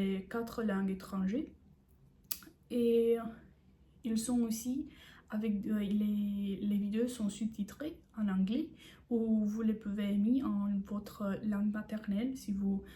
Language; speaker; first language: French; non-native, learner; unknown